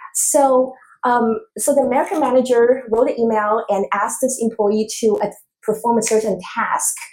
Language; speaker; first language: English; non-native, fluent; Chinese